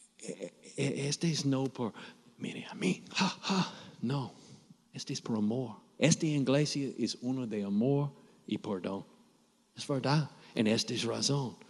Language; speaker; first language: Spanish; non-native, learner; English